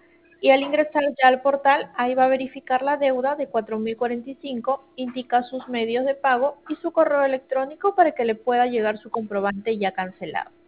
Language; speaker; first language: Spanish; native; Spanish